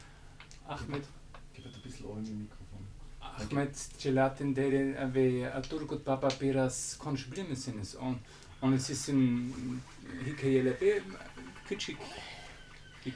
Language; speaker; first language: Turkish; non-native, learner; German